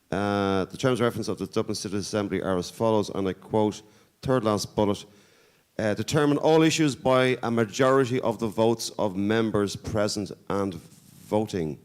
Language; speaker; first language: English; native; English